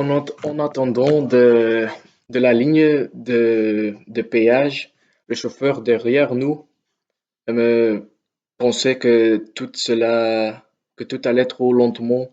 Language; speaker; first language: French; non-native, local second language; Dutch